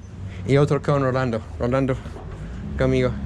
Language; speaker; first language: Spanish; non-native, learner; English